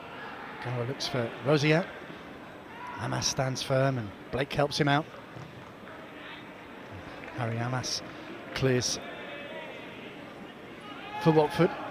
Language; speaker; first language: English; native; English